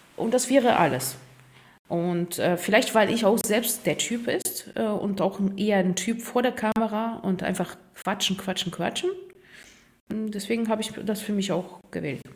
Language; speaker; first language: German; non-native, fluent; Russian